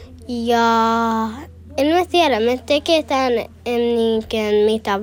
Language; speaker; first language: Finnish; early bilingual, heritage; Finnish